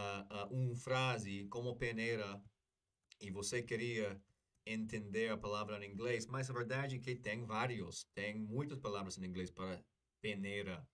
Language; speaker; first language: Portuguese; non-native, fluent; English